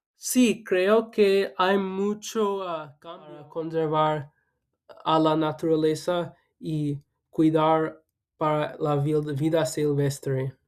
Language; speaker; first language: Spanish; non-native, learner; English